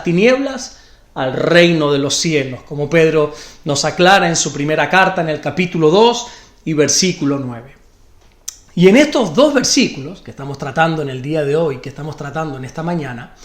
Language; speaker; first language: Spanish; native; Spanish